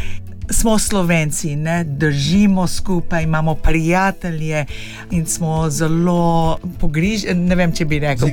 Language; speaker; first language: Slovenian; early bilingual, heritage; Slovenian